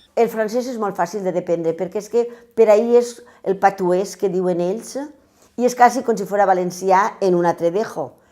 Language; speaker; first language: Catalan; native; Catalan